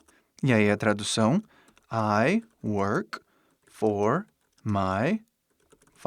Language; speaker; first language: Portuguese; non-native, fluent; English